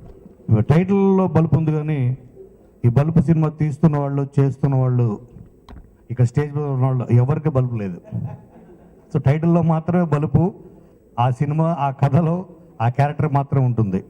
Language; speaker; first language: Telugu; native; Telugu